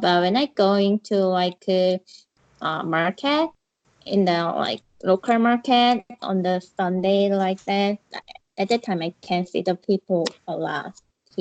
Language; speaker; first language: English; non-native, learner; Korean